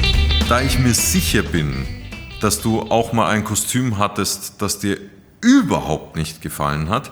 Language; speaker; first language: German; native; German